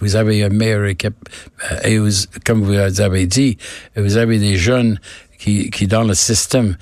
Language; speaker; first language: French; non-native, learner; English